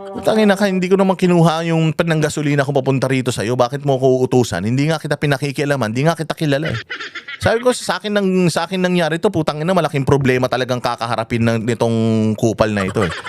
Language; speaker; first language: Filipino; native; Filipino